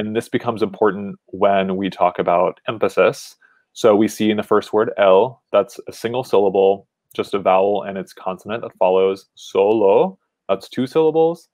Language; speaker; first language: English; native; English